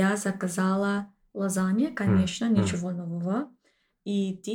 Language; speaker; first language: Russian; non-native, learner; English